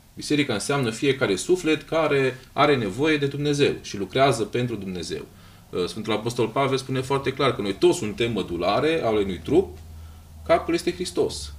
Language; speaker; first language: Romanian; native; Romanian